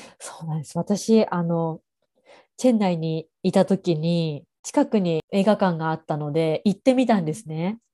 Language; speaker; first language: Japanese; native; Japanese